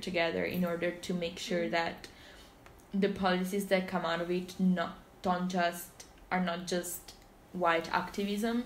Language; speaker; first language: English; non-native, fluent; Italian